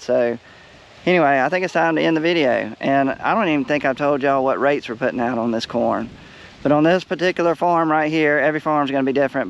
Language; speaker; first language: English; native; English